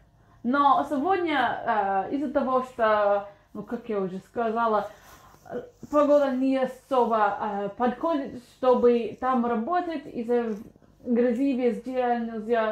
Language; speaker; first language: Russian; non-native, fluent; English